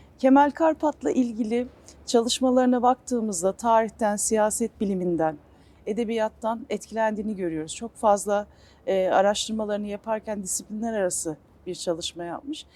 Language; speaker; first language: Turkish; native; Turkish